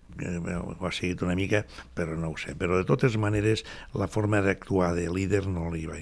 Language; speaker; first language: Catalan; native; Catalan